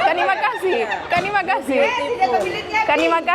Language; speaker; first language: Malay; non-native, learner; Arabic